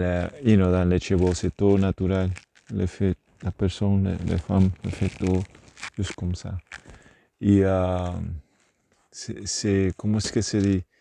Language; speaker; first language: French; non-native, learner; Spanish